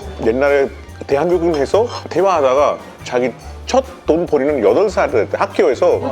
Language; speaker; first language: Korean; non-native, fluent; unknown